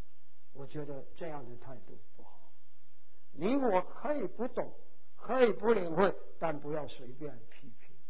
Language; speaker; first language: Chinese; native; Chinese